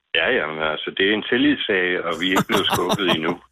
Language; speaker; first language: Danish; native; Danish